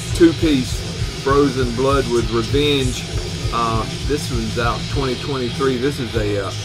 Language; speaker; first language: English; native; English